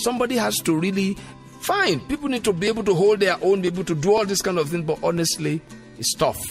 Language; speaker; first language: English; non-native, local second language; Yoruba